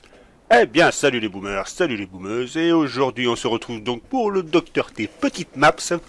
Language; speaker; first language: French; native; French